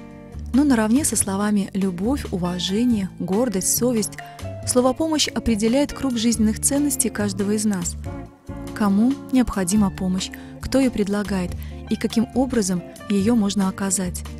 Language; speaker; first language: Russian; native; Russian